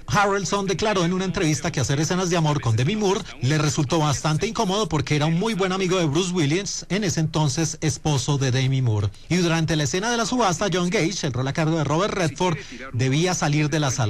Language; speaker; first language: Spanish; native; Spanish